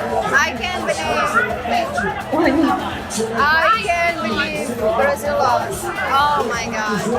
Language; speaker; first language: English; non-native, learner; Portuguese